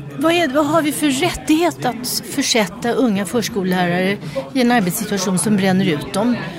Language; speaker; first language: Swedish; native; Swedish